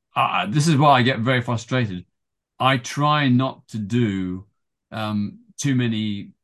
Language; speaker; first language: English; native; English